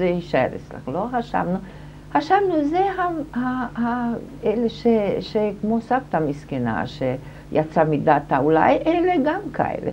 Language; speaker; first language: Hebrew; non-native, fluent; German